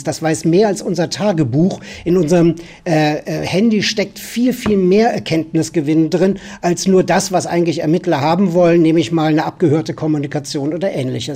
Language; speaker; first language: German; native; German